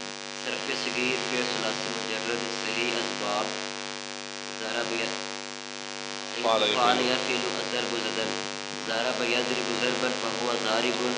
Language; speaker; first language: Arabic; non-native, learner; Urdu